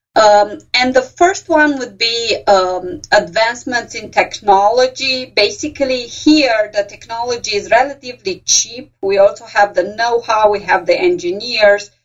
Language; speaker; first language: English; non-native, fluent; Romanian